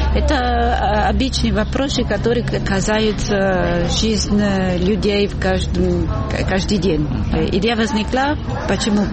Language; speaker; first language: Russian; non-native, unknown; Italian